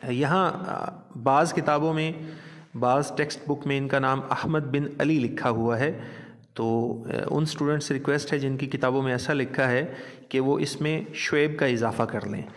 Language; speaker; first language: Urdu; non-native, local second language; Punjabi